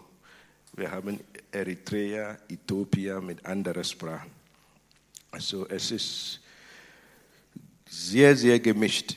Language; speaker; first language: German; non-native, fluent; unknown